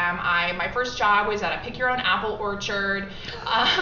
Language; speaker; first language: English; native; English